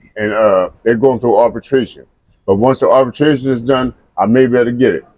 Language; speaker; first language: English; native; English